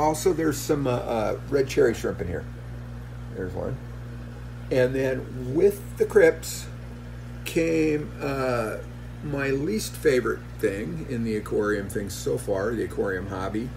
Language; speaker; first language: English; native; English